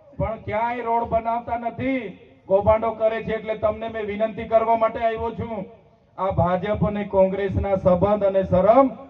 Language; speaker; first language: Gujarati; non-native, local second language; Vasavi